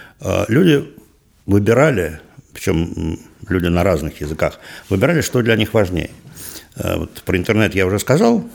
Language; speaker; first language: Russian; native; Russian